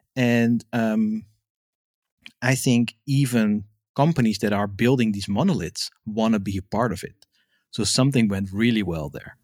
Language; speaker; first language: English; non-native, fluent; Dutch